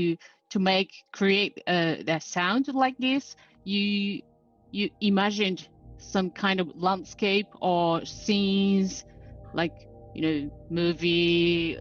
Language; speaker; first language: English; non-native, learner; Japanese